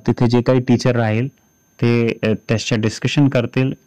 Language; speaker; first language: Marathi; non-native, fluent; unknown